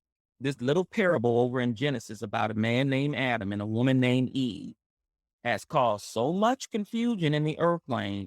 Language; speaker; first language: English; native; English